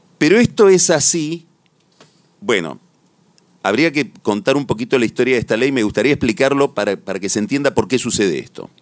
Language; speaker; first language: Spanish; native; Spanish